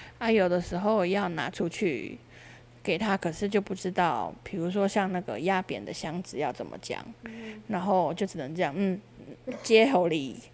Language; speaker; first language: Chinese; native; Chinese